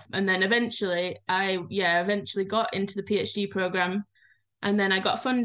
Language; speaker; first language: English; native; English